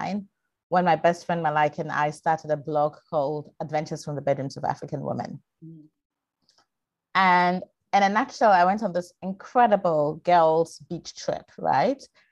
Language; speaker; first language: English; non-native, local second language; Akan